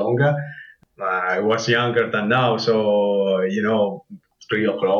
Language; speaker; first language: English; non-native, learner; Italian